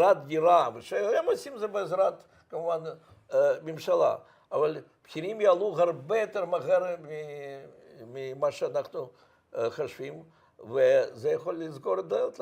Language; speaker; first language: Hebrew; non-native, fluent; Russian